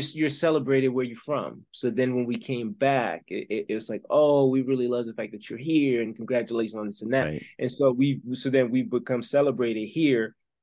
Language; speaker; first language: English; early bilingual, other home language; French